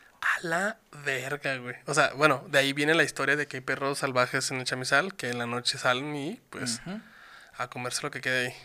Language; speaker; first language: Spanish; native; Spanish